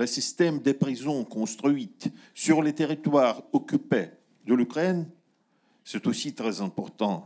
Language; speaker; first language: French; non-native, learner; Russian